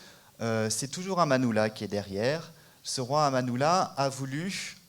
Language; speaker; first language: French; native; French